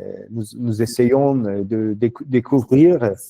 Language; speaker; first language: French; non-native, learner; Turkish